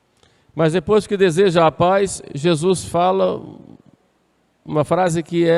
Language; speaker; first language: Portuguese; native; Portuguese